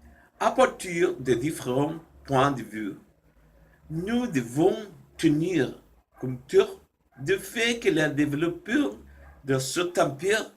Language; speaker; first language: French; non-native, learner; Spanish